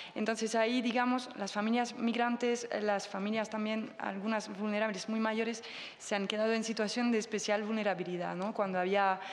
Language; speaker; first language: Spanish; non-native, fluent; French